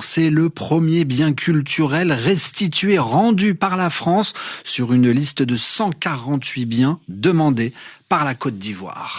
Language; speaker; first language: French; native; French